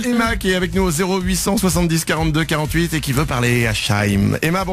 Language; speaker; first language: French; native; French